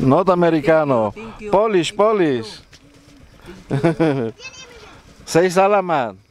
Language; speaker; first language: English; non-native, fluent; Polish